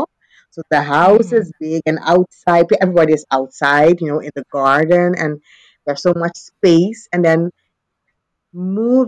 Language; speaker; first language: English; non-native, fluent; Papiamento